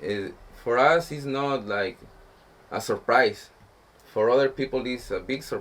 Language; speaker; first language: English; non-native, learner; Spanish